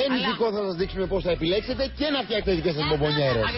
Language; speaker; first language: Greek; native; Greek